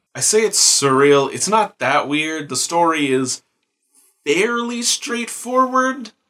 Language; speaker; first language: English; native; English